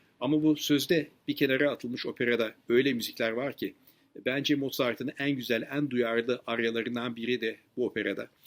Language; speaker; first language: Turkish; native; Turkish